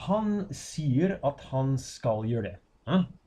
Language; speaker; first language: Norwegian; non-native, fluent; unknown